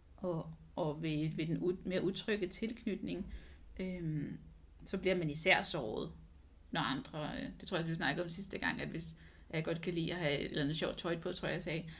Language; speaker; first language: Danish; non-native, fluent; English